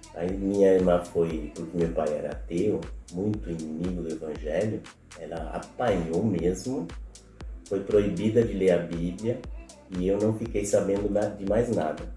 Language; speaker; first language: Portuguese; non-native, fluent; Spanish